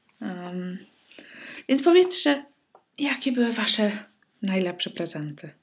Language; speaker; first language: Polish; early bilingual, heritage; Polish